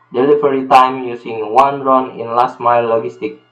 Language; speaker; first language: English; non-native, learner; Indonesian